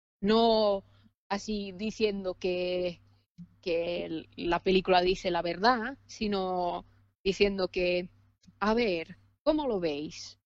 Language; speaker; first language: Spanish; non-native, fluent; Finnish